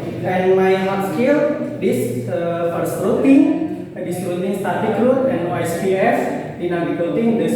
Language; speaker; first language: English; non-native, learner; Indonesian